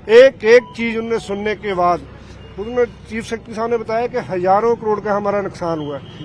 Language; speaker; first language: Hindi; non-native, local second language; Punjabi